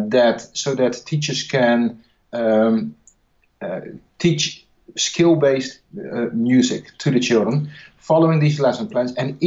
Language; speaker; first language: English; non-native, fluent; Dutch